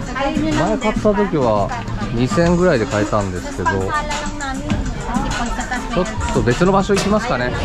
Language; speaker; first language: Japanese; native; Japanese